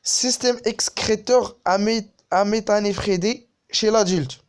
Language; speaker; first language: French; non-native, local second language; Arabic